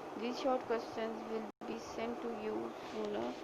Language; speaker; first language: English; non-native, local second language; Urdu